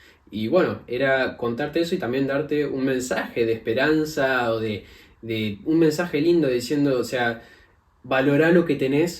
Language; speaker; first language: Spanish; native; Spanish